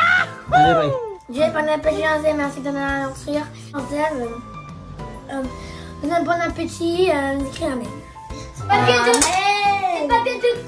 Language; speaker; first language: French; early bilingual, other home language; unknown